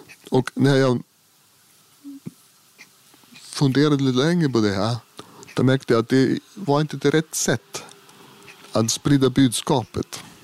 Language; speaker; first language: Swedish; non-native, fluent; German